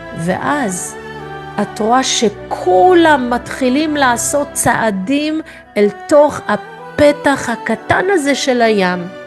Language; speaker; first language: Hebrew; non-native, fluent; English